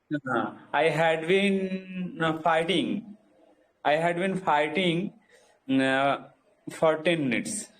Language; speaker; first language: English; non-native, local second language; Bangla